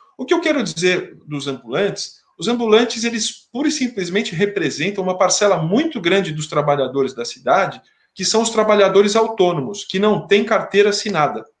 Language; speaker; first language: Portuguese; native; Portuguese